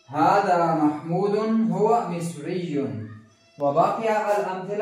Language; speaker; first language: Arabic; non-native, fluent; Urdu